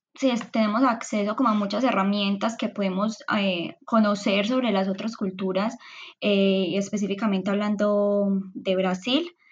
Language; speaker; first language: Spanish; native; Spanish